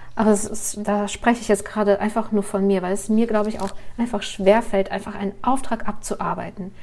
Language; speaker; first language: German; early bilingual, other home language; Russian